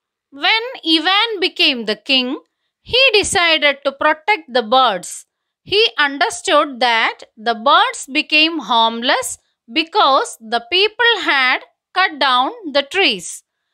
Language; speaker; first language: English; non-native, local second language; Malayalam